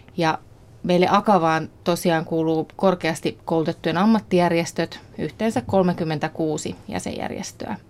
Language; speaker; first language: Finnish; native; Finnish